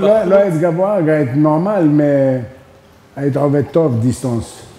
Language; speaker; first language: Hebrew; non-native, learner; French